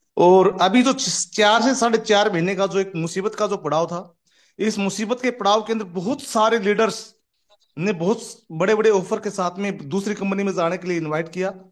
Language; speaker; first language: Hindi; native; Hindi